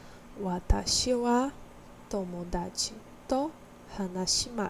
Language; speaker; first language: Japanese; non-native, learner; Portuguese